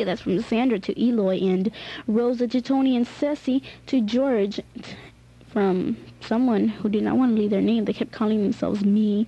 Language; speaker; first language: English; native; English